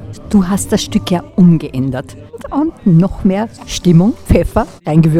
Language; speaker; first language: German; native; German